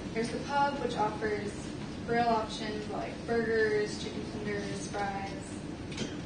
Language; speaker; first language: English; native; English